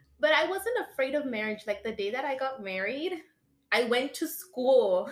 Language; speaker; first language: English; early bilingual, other home language; Spanish